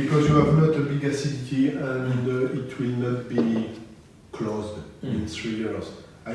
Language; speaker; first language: English; non-native, learner; French